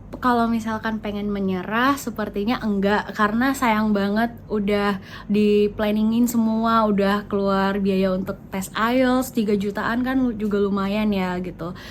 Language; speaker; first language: Indonesian; native; Indonesian